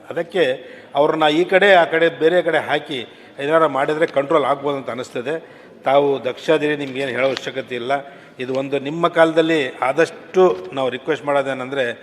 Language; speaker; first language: Kannada; non-native, local second language; Urdu